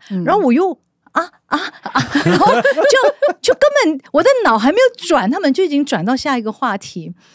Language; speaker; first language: Chinese; native; Chinese